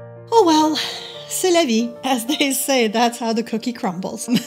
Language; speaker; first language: English; native; English